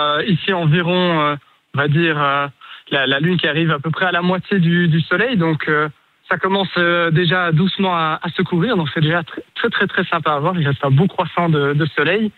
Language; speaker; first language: French; native; French